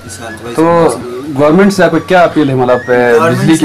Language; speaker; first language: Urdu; non-native, local second language; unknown